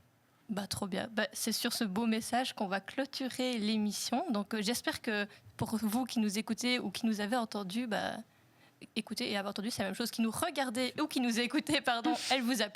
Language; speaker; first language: French; native; French